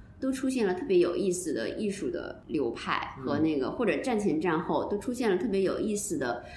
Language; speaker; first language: Chinese; native; Chinese